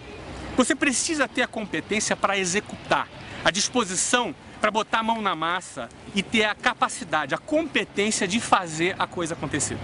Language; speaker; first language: Portuguese; native; Portuguese